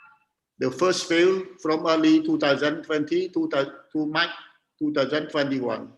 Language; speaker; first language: English; non-native, learner; Khmer